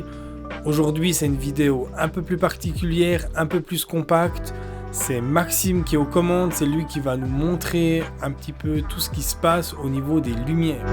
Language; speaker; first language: French; native; French